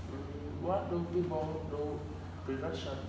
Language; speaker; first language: English; non-native, learner; Vietnamese